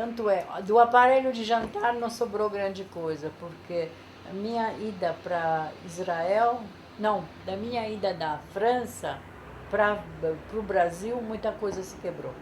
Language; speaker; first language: Portuguese; non-native, fluent; Polish